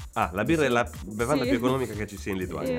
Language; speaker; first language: Italian; native; Italian